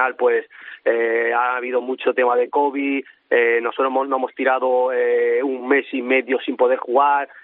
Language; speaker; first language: Spanish; native; Spanish